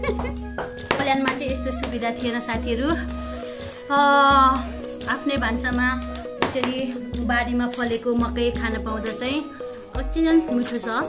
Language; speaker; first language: Nepali; non-native, local second language; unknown